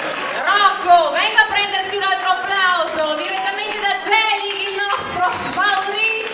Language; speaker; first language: Italian; native; Italian